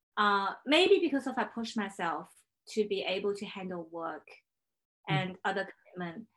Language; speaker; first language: English; non-native, fluent; Chinese